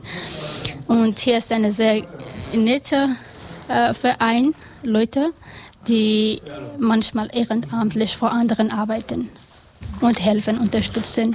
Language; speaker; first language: German; non-native, learner; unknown